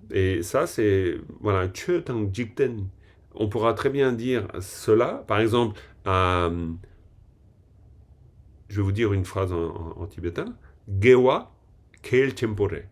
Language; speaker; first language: French; native; French